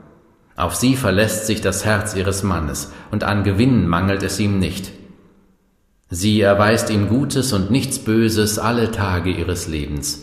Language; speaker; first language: German; native; German